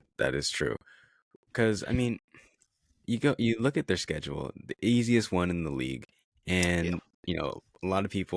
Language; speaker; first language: English; native; English